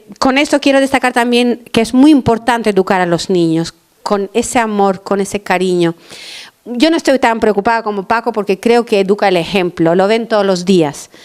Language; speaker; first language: Spanish; non-native, fluent; Albanian